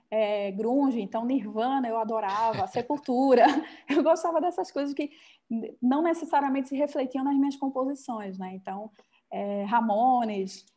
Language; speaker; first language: Portuguese; native; Portuguese